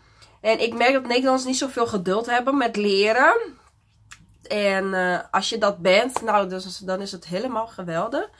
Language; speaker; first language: Dutch; non-native, fluent; Portuguese